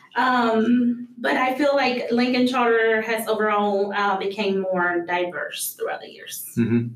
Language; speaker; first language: English; early bilingual, other home language; Spanish